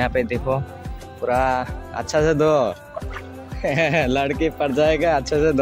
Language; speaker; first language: Hindi; non-native, local second language; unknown